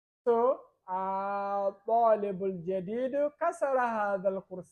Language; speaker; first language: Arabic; non-native, fluent; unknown